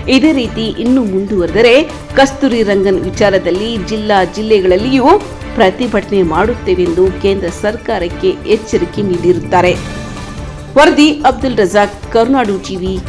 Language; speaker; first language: Kannada; native; Kannada